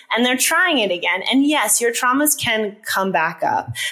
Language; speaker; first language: English; native; English